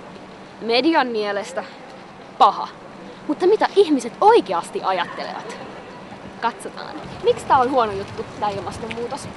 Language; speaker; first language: Finnish; native; Finnish